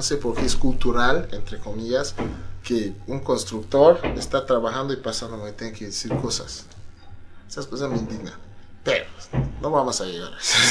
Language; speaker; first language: Spanish; non-native, fluent; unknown